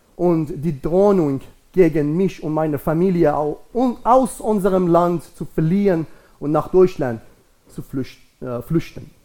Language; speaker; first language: German; non-native, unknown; Persian